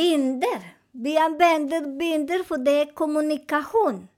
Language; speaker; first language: Swedish; non-native, fluent; Spanish